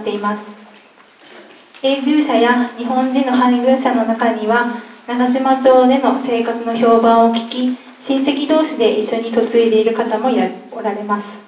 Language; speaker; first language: Japanese; native; Japanese